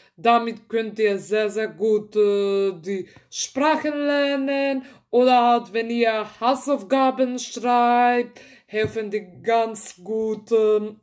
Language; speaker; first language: German; early bilingual, other home language; Macedonian